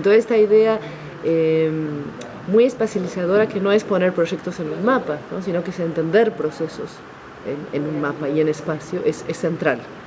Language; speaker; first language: Spanish; native; Spanish